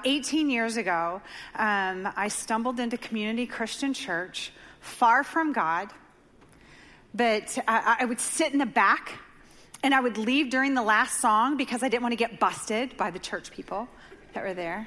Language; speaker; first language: English; native; English